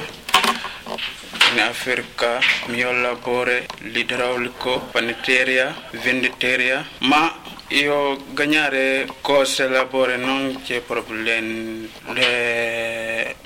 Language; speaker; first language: Italian; non-native, learner; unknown